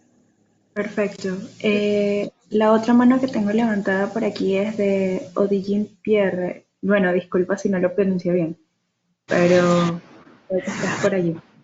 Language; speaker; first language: Spanish; native; Spanish